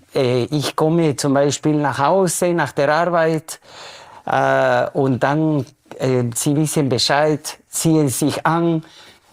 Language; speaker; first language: German; non-native, fluent; Spanish